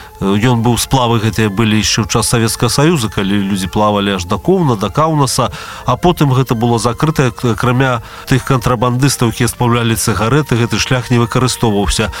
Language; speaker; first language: Belarusian; native; Belarusian